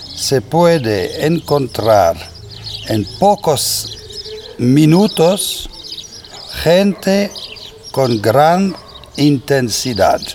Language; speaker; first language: Spanish; non-native, fluent; French